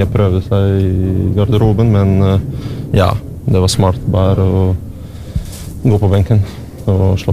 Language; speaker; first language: Norwegian; non-native, learner; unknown